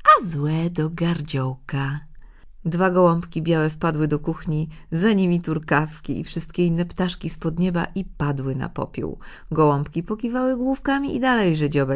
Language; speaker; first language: Polish; native; Polish